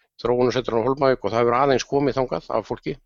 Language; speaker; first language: Icelandic; native; Icelandic